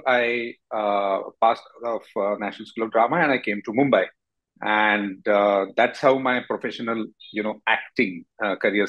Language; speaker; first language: English; non-native, local second language; Marathi